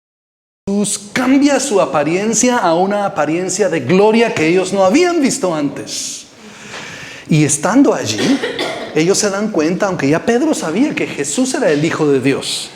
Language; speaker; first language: Spanish; native; Spanish